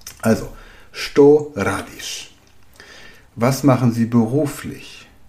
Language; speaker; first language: German; native; German